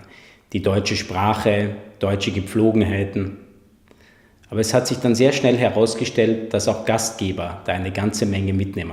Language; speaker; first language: German; native; German